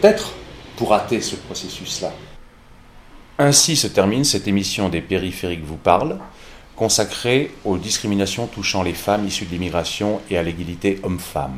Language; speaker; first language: French; native; French